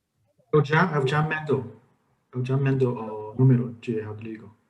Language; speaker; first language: Portuguese; non-native, learner; Chinese